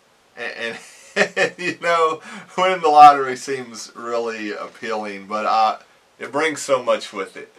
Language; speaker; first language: English; native; English